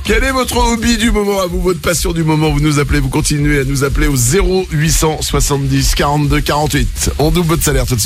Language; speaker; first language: French; native; French